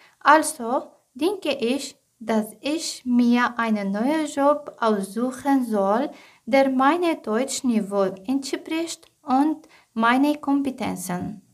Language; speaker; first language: German; non-native, fluent; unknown